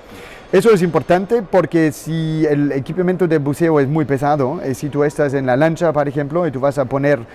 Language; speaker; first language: Spanish; non-native, learner; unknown